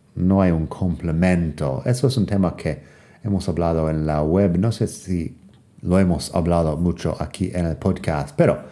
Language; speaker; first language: Spanish; non-native, fluent; English